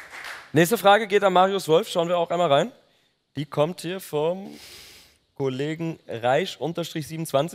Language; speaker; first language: German; native; German